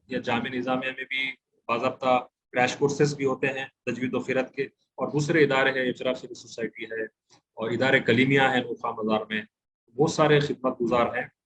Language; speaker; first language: Urdu; native; Urdu